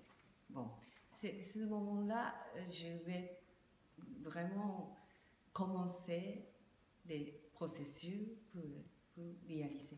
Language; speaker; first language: French; non-native, learner; Japanese